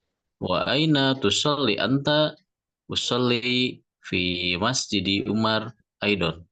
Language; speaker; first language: Arabic; non-native, learner; Indonesian